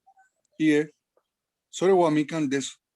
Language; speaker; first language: Japanese; non-native, learner; Spanish